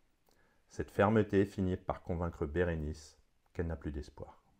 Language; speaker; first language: French; native; French